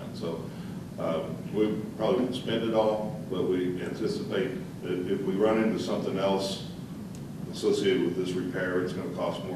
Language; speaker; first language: English; native; English